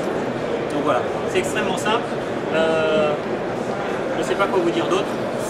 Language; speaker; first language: French; native; French